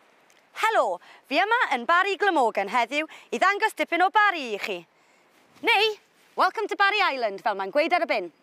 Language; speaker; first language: Welsh; native; Welsh